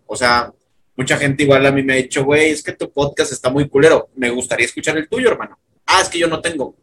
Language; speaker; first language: Spanish; native; Spanish